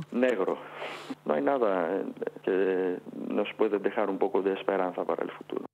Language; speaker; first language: Spanish; non-native, fluent; Greek